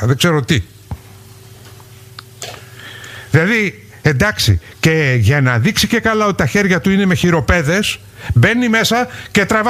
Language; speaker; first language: Greek; native; Greek